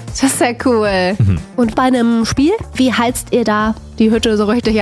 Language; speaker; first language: German; native; German